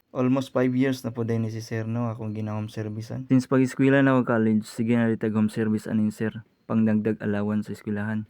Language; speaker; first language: Cebuano; native; Cebuano